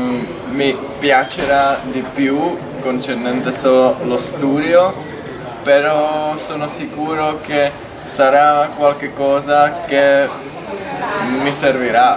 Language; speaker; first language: Italian; non-native, fluent; Czech